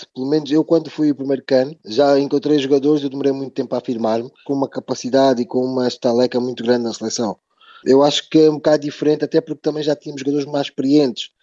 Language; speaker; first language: Portuguese; native; Portuguese